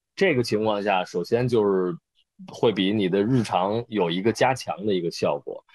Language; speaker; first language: Chinese; native; Chinese